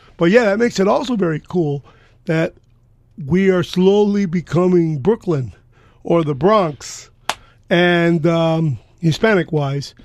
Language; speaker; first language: English; early bilingual, other home language; Spanish